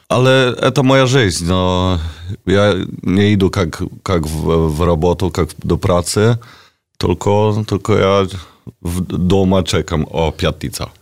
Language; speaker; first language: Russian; non-native, learner; Polish